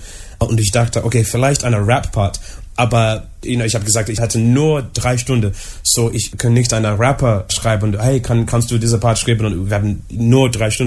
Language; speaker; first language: German; non-native, learner; English